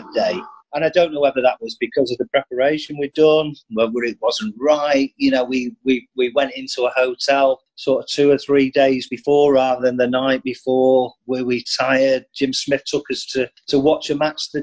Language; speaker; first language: English; native; English